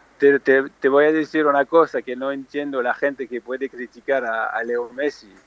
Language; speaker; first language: Spanish; non-native, fluent; French